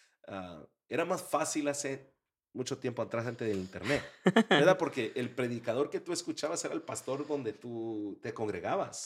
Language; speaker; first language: Spanish; early bilingual, heritage; Spanish